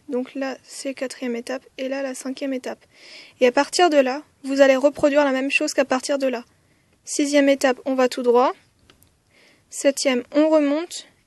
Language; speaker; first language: French; early bilingual, other home language; Khmer